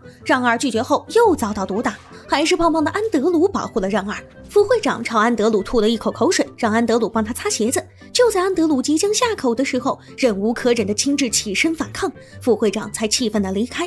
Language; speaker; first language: Chinese; native; Chinese